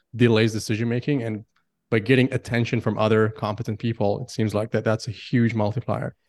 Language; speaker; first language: English; non-native, fluent; Persian